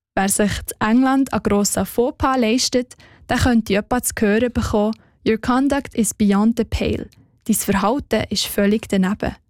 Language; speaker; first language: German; native; German